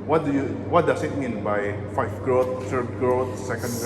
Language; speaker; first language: English; non-native, learner; Indonesian